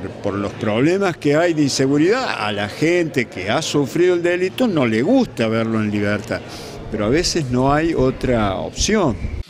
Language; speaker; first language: Spanish; native; Spanish